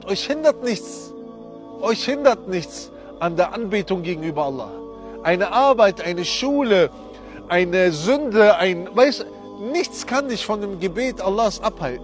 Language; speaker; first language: German; early bilingual, other home language; Romany